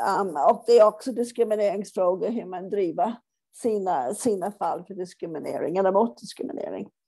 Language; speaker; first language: Swedish; non-native, fluent; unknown